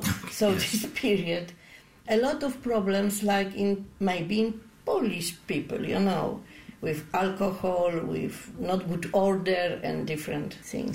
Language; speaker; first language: English; non-native, learner; Polish